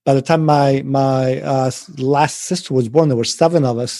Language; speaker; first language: English; early bilingual, other home language; Spanish